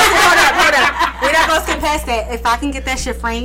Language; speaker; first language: English; early bilingual, other home language; Spanish